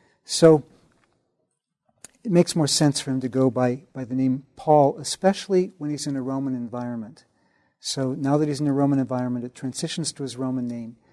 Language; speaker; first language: English; native; English